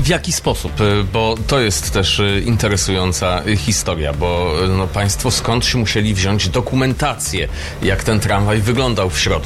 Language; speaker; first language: Polish; native; Polish